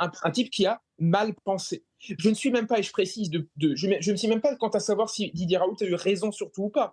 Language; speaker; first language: French; native; French